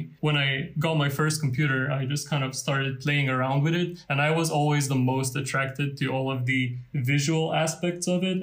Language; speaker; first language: English; non-native, fluent; Lithuanian